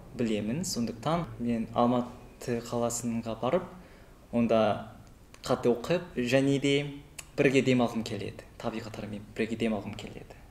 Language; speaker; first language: Kazakh; non-native, learner; Korean